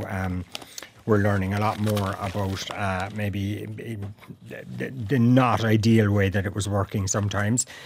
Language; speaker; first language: English; native; English